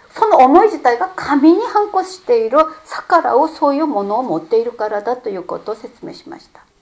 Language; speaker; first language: Japanese; non-native, fluent; Korean